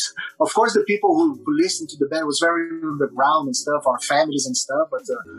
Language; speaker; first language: English; non-native, fluent; Portuguese